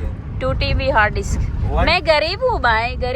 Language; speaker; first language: Hindi; non-native, local second language; Telugu